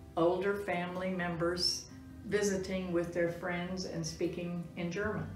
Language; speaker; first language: English; early bilingual, other home language; German